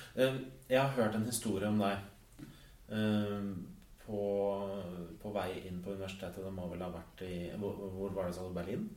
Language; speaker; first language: Norwegian; native; Norwegian